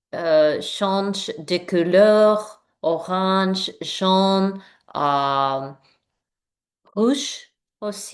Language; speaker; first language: French; non-native, learner; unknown